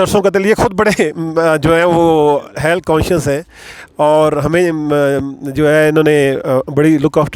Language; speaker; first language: Urdu; native; Urdu